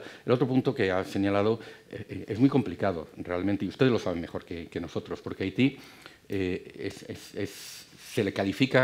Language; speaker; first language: Spanish; native; Spanish